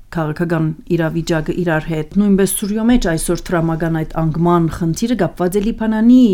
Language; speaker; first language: Armenian; early bilingual, heritage; Armenian